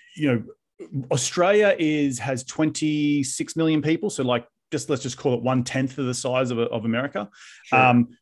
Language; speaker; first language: English; native; English